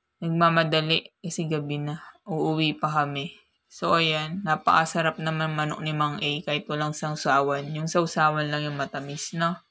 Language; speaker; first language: Filipino; native; Filipino